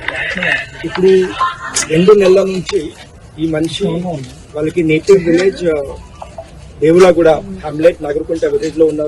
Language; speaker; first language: Telugu; non-native, local second language; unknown